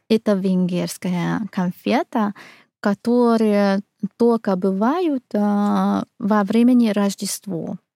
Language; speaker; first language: Russian; non-native, fluent; Hungarian